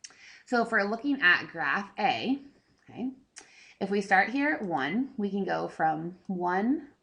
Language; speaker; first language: English; native; English